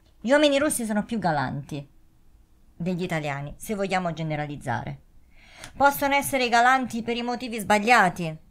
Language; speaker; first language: Italian; native; Italian